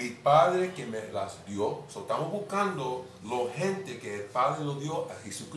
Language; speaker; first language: Spanish; non-native, fluent; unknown